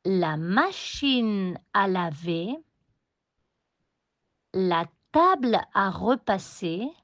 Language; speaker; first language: French; non-native, fluent; Spanish